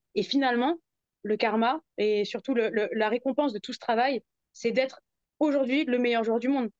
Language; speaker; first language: French; native; French